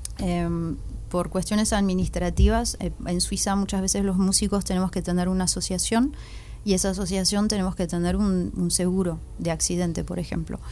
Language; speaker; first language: Spanish; early bilingual, heritage; Spanish